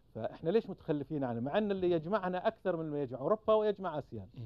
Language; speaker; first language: Arabic; native; Arabic